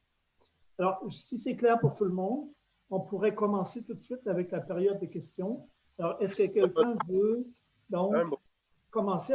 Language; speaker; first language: French; native; French